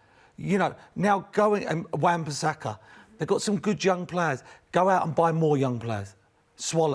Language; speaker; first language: English; native; English